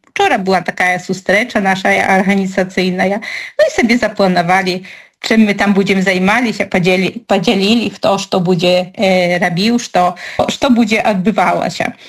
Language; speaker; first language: Belarusian; native; Belarusian